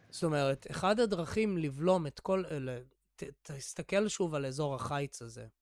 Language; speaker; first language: Hebrew; native; Hebrew